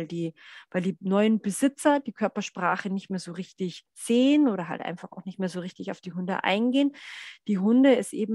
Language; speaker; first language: German; native; German